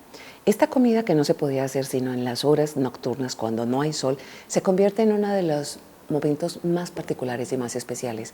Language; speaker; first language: Spanish; native; Spanish